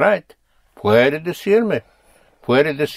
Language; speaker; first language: Spanish; non-native, fluent; English